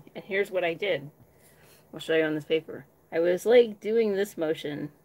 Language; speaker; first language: English; native; English